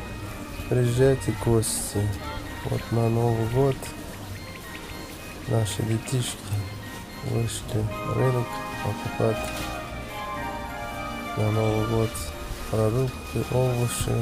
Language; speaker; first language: Russian; non-native, local second language; Uzbek